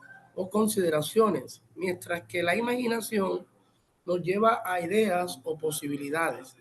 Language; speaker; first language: Spanish; native; Spanish